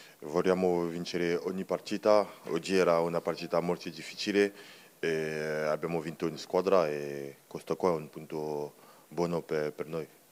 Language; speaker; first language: Italian; non-native, learner; French